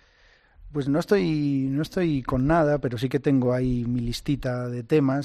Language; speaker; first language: Spanish; native; Spanish